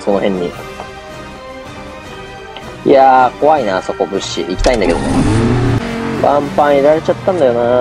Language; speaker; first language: Japanese; native; Japanese